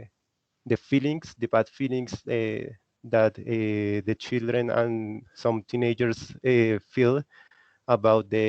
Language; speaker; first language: English; non-native, learner; Spanish